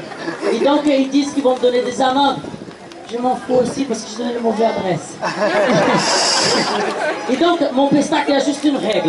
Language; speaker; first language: French; non-native, fluent; Portuguese